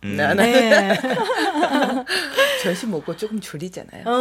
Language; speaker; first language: Korean; non-native, fluent; Chinese